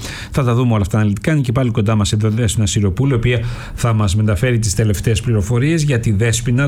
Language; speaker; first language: Greek; native; Greek